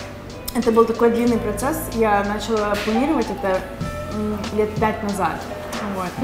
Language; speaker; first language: Russian; early bilingual, other home language; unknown